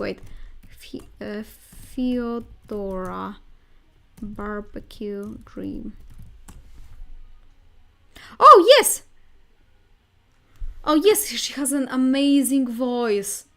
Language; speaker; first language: English; non-native, fluent; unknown